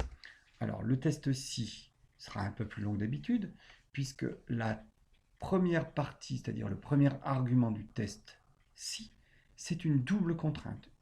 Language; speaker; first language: French; native; French